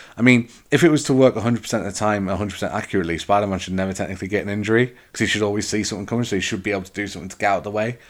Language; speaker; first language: English; native; English